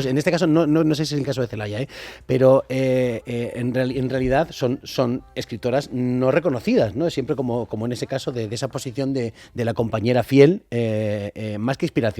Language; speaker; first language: Spanish; native; Spanish